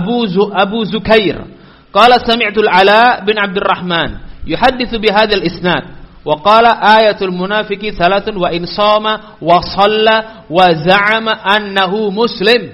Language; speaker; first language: Arabic; non-native, fluent; Indonesian